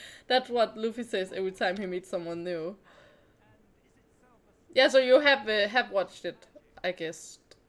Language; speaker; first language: English; non-native, fluent; Danish